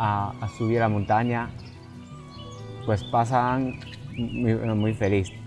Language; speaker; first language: Spanish; non-native, learner; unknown